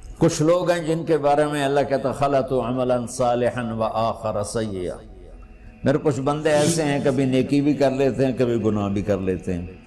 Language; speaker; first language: Urdu; non-native, local second language; Punjabi